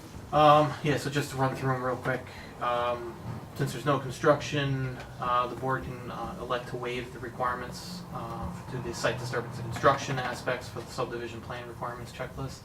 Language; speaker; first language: English; native; English